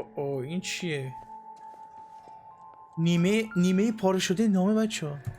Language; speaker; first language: Persian; native; Persian